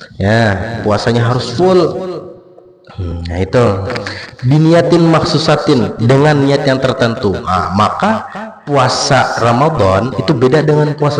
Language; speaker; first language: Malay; non-native, local second language; Banjar